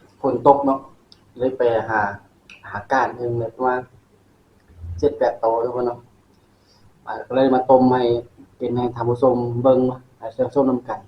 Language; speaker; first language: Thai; non-native, local second language; Northeastern Thai